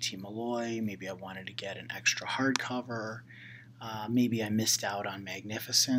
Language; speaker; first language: English; native; English